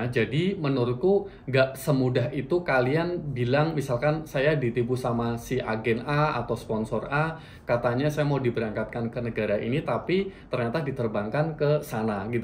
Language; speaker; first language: Indonesian; native; Indonesian